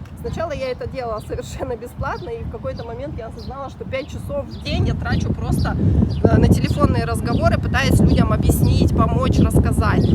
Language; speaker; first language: Russian; native; Russian